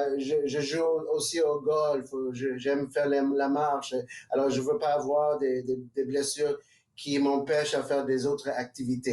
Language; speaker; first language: French; non-native, local second language; English